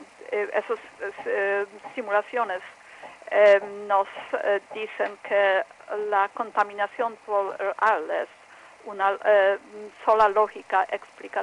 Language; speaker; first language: Spanish; non-native, fluent; Polish